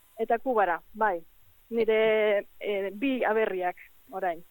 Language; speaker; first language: Basque; non-native, learner; Spanish